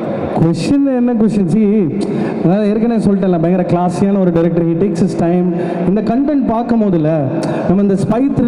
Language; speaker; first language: Tamil; native; Tamil